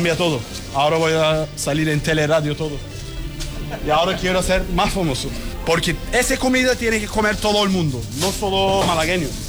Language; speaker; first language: Spanish; non-native, learner; Turkish